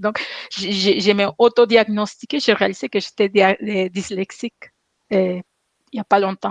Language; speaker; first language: French; non-native, fluent; Spanish